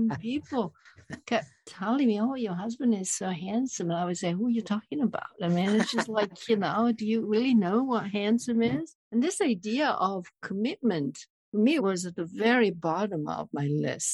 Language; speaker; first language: English; non-native, fluent; Italian